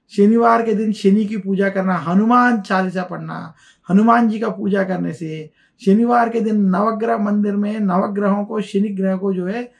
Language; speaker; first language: Hindi; non-native, local second language; Telugu